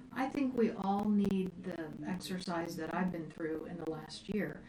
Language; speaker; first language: English; native; English